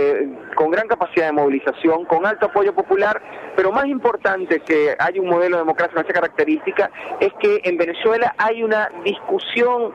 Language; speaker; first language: Spanish; native; Spanish